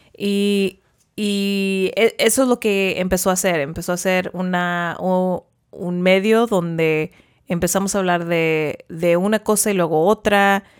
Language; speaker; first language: Spanish; early bilingual, heritage; Spanish